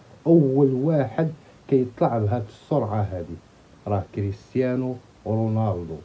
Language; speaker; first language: Arabic; native; Arabic